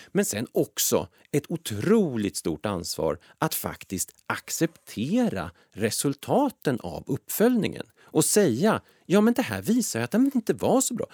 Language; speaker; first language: Swedish; native; Swedish